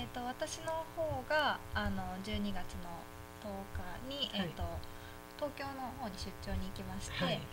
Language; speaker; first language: Japanese; native; Japanese